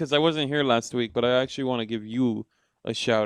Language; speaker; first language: English; native; English